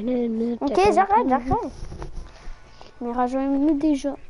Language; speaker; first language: French; native; French